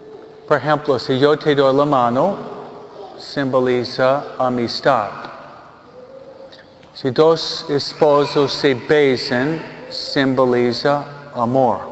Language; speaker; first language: Spanish; non-native, fluent; English